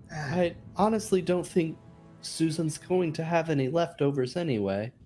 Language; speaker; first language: English; native; English